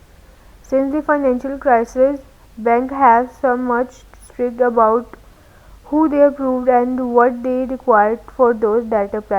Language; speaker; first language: English; non-native, local second language; Urdu